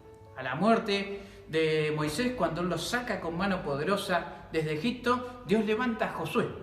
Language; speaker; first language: Spanish; native; Spanish